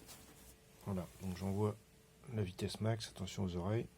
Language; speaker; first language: French; native; French